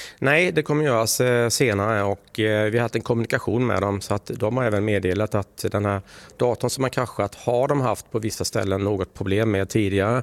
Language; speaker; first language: Swedish; native; Swedish